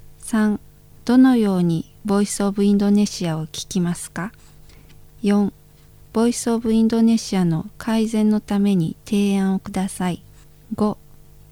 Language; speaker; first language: Japanese; non-native, learner; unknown